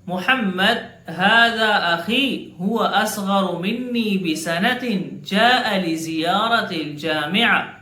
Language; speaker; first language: Arabic; non-native, fluent; Urdu